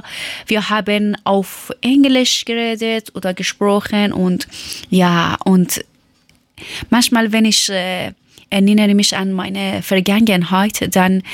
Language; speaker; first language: German; non-native, learner; Persian